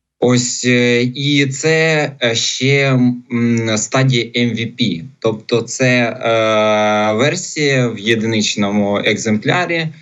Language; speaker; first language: Ukrainian; non-native, local second language; Russian